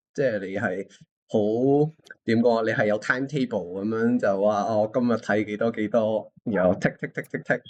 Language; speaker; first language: Cantonese; native; Cantonese